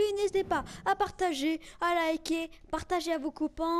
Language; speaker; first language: French; native; French